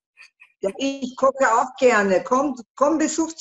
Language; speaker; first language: German; non-native, learner; Turkish